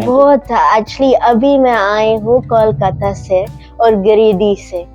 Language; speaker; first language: Hindi; early bilingual, heritage; English